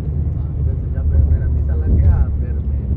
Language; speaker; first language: Hindi; non-native, learner; Bangla